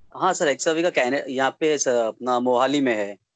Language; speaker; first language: Hindi; native; Hindi